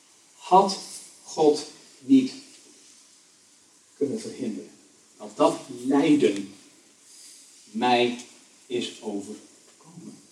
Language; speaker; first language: Dutch; native; Dutch